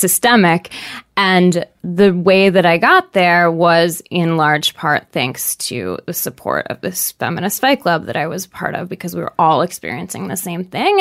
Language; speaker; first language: English; native; English